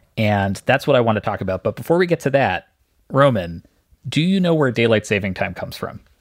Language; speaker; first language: English; native; English